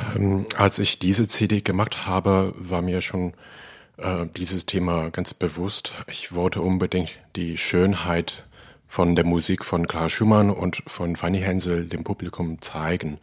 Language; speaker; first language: German; non-native, fluent; Cantonese